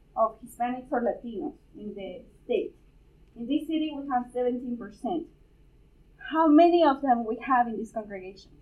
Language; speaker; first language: English; non-native, fluent; Spanish